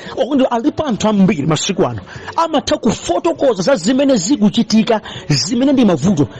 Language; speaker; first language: Nyanja; native; Nyanja